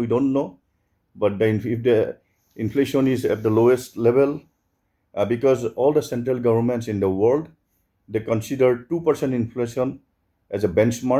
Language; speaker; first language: English; non-native, local second language; Assamese